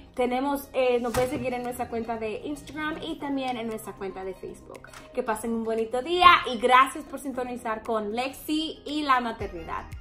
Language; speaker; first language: Spanish; early bilingual, heritage; Spanish